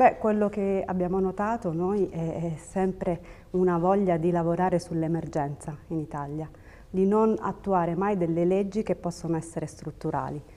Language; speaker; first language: Italian; early bilingual, other home language; Tigrinya